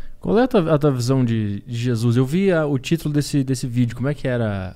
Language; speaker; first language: Portuguese; native; Portuguese